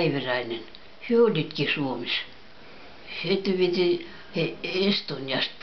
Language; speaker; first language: Finnish; early bilingual, heritage; Finnish